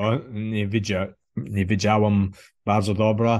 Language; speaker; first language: Polish; non-native, learner; English